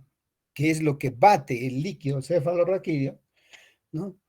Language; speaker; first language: Spanish; native; Spanish